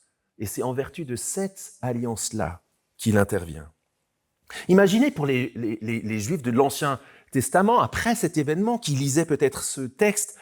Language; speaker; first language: French; native; French